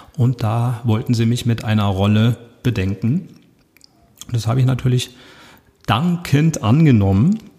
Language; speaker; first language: German; native; German